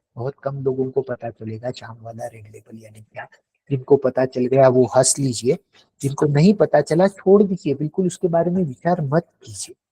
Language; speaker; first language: Hindi; non-native, local second language; Marathi